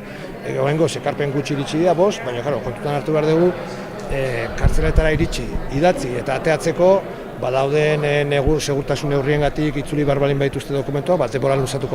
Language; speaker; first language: Basque; native; Basque